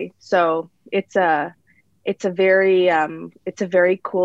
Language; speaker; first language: English; native; English